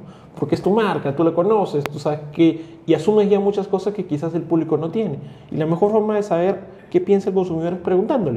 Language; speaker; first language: Spanish; native; Spanish